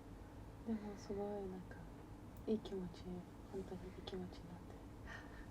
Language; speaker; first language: Japanese; non-native, fluent; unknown